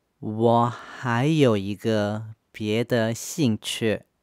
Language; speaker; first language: Chinese; non-native, fluent; Korean